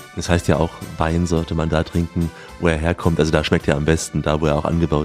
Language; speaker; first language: German; native; German